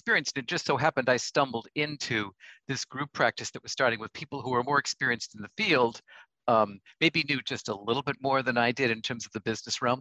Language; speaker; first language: English; native; English